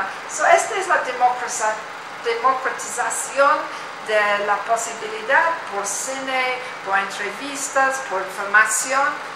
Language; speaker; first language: Spanish; non-native, learner; English